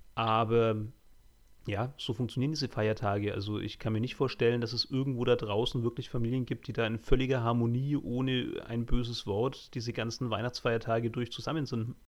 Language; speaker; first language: German; native; German